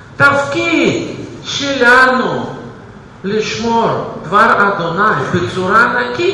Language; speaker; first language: Hebrew; non-native, fluent; Russian